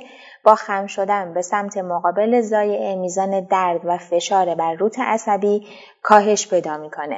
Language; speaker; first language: Persian; native; Persian